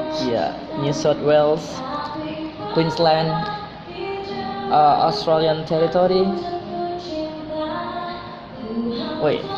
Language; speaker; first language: English; non-native, fluent; Indonesian